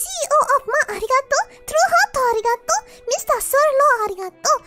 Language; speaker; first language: Japanese; non-native, learner; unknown